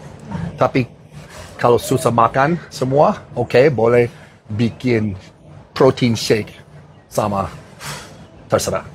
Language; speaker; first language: Indonesian; non-native, fluent; English